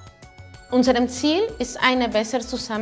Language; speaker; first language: German; non-native, learner; English